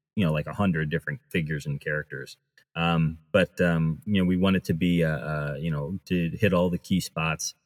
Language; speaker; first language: English; native; English